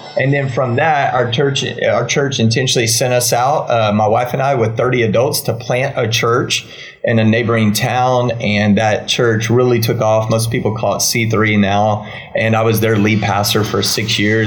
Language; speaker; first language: English; native; English